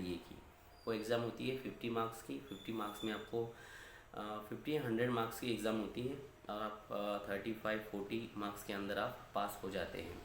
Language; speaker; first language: Hindi; non-native, local second language; Marathi